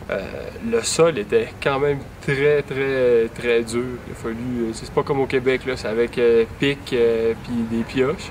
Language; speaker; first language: French; native; French